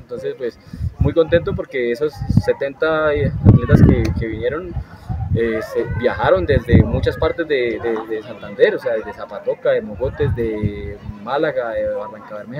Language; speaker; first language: Spanish; native; Spanish